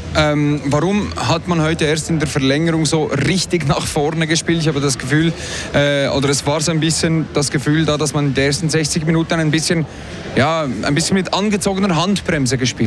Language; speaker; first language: German; native; German